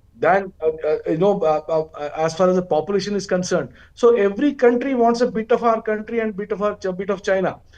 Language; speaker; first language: English; non-native, local second language; Telugu